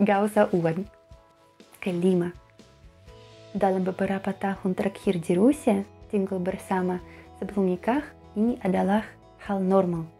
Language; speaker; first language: Indonesian; non-native, fluent; Russian